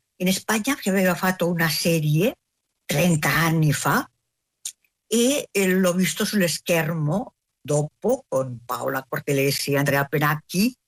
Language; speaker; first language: Italian; non-native, learner; Spanish